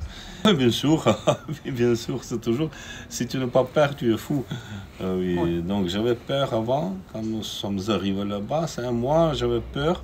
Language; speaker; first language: French; non-native, learner; Ukrainian